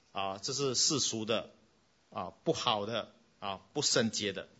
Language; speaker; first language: Chinese; non-native, fluent; English